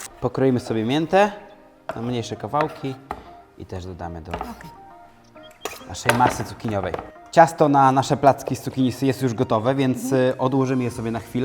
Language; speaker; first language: Polish; native; Polish